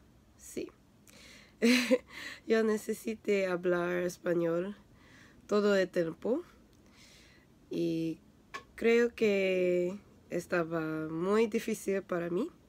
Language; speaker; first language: Spanish; non-native, learner; English